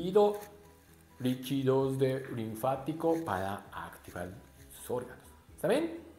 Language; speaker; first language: Spanish; non-native, learner; Japanese